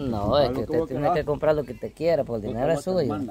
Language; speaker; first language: Spanish; native; Spanish